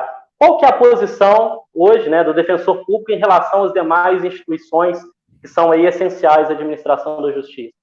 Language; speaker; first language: Portuguese; native; Portuguese